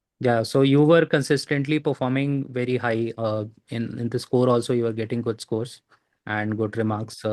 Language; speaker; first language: English; non-native, local second language; Hindi